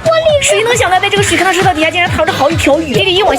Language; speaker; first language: Chinese; native; Chinese